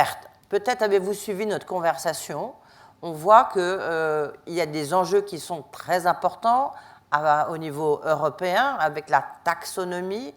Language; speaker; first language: French; native; French